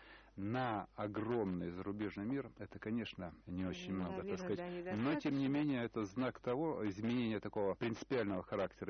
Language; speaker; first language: Russian; native; Russian